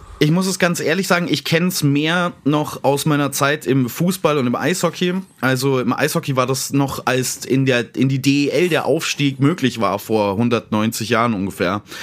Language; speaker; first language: German; native; German